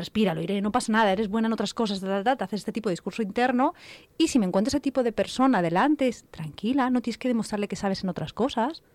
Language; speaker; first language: Spanish; native; Spanish